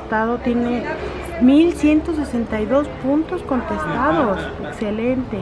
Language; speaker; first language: Spanish; native; Spanish